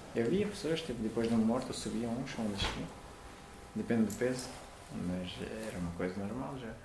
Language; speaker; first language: Portuguese; non-native, fluent; Persian